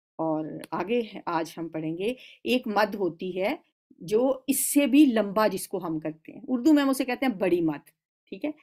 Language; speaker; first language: Urdu; native; Urdu